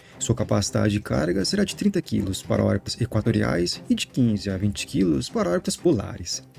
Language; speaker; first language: Portuguese; native; Portuguese